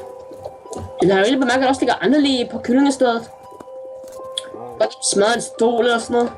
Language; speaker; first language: Danish; native; Danish